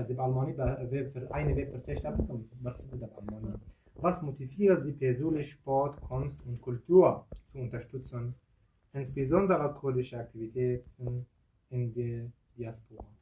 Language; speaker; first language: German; non-native, learner; Kurdish